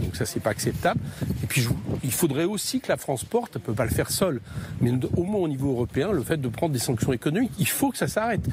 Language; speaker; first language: French; native; French